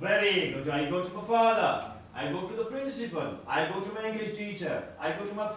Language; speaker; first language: English; non-native, local second language; Urdu